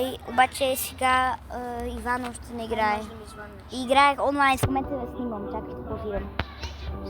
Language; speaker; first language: Bulgarian; early bilingual, heritage; Bulgarian